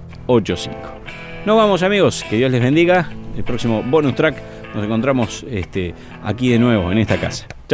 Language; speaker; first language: Spanish; native; Spanish